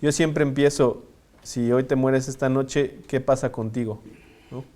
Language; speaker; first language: Spanish; native; Spanish